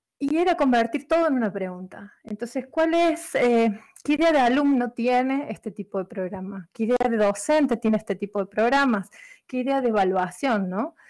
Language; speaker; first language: Spanish; native; Spanish